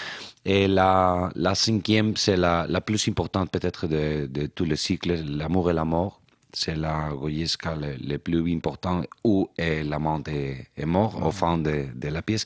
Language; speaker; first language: French; non-native, fluent; Spanish